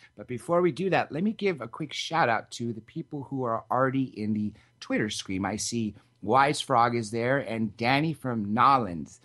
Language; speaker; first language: English; native; English